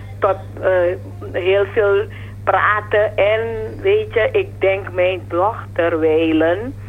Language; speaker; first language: Dutch; non-native, fluent; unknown